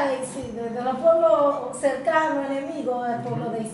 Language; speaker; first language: Spanish; native; Spanish